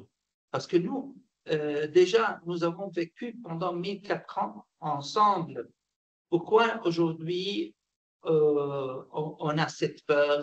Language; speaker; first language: French; non-native, fluent; Arabic